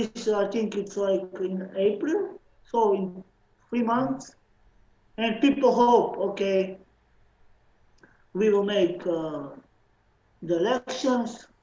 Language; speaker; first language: English; non-native, learner; Slovenian